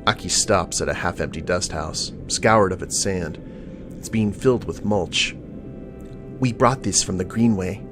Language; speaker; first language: English; native; English